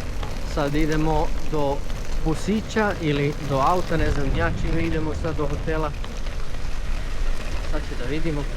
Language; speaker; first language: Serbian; early bilingual, heritage; Serbian